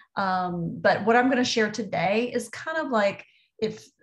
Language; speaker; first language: English; native; English